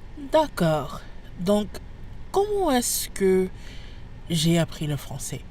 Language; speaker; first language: French; non-native, fluent; English